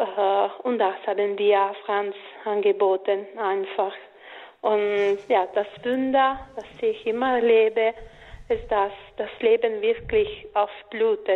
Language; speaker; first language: German; non-native, fluent; Italian